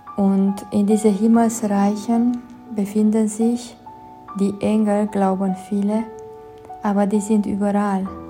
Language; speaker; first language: German; non-native, fluent; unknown